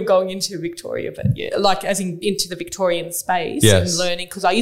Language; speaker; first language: English; native; English